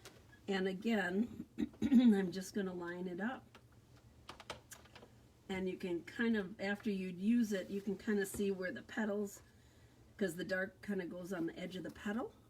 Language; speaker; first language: English; native; English